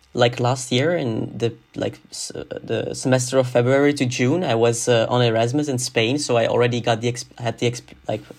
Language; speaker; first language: English; non-native, fluent; Dutch